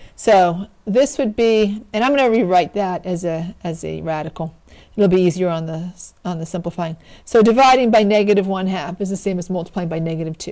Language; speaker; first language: English; native; English